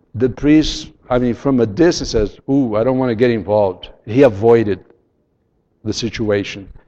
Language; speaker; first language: English; non-native, fluent; Portuguese